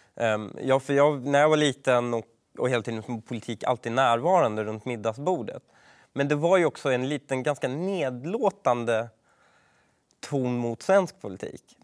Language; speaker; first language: Swedish; early bilingual, other home language; Persian